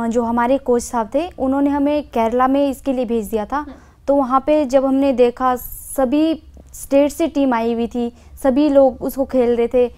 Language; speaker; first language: Hindi; native; Hindi